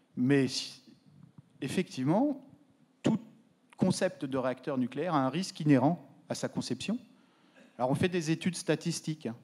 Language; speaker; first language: French; native; French